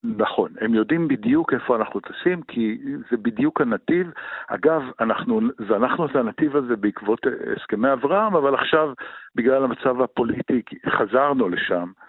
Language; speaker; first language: Hebrew; native; Hebrew